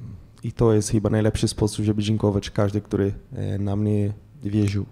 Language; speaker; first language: Polish; non-native, fluent; Portuguese